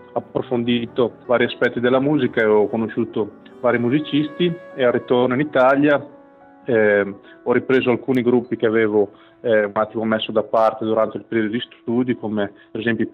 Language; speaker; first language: Italian; native; Italian